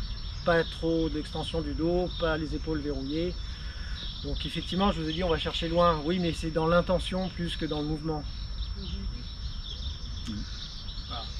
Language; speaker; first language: French; native; French